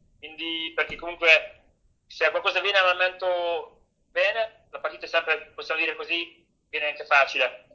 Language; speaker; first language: Italian; non-native, learner; Hungarian